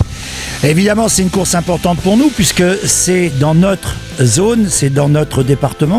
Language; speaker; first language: French; native; French